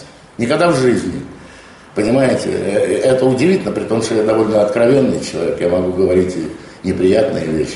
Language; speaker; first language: Russian; native; Russian